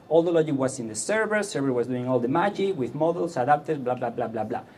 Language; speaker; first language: English; non-native, fluent; Catalan